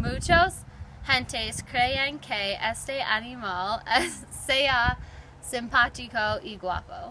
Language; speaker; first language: Spanish; non-native, learner; English